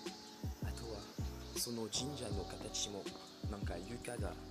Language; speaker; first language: Japanese; non-native, fluent; French